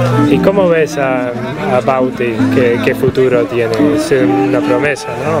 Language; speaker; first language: Spanish; native; Spanish